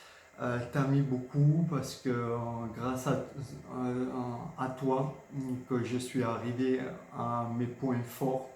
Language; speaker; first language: French; non-native, fluent; Georgian